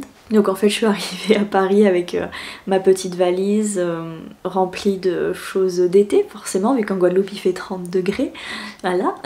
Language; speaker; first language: French; native; French